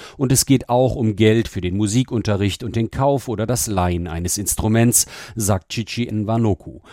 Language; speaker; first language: German; non-native, fluent; Malay